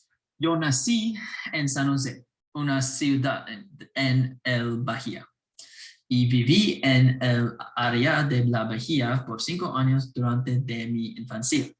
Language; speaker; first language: Spanish; non-native, learner; English